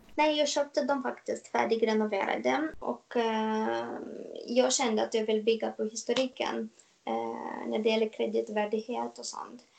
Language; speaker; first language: Swedish; non-native, fluent; Romanian